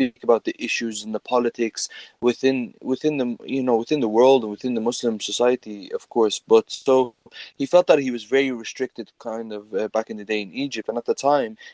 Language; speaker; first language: English; native; English